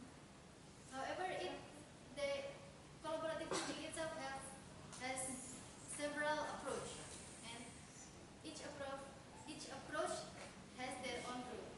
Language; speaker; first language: English; non-native, fluent; Indonesian